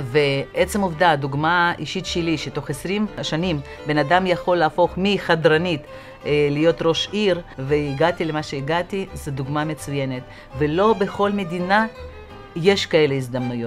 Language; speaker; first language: Hebrew; non-native, fluent; Russian